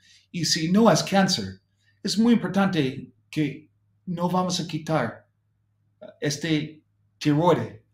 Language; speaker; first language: Spanish; non-native, fluent; English